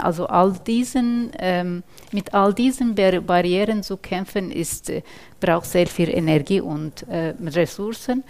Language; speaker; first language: German; non-native, fluent; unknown